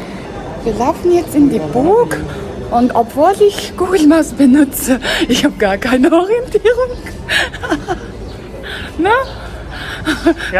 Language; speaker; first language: German; non-native, learner; Mongolian